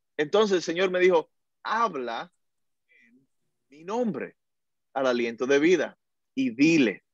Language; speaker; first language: Spanish; early bilingual, heritage; Spanish